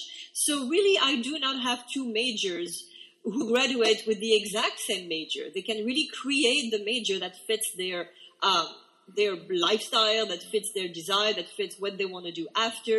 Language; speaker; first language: English; non-native, fluent; French